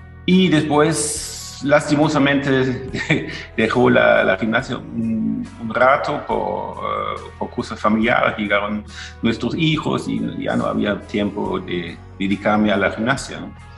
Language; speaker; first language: Spanish; non-native, fluent; German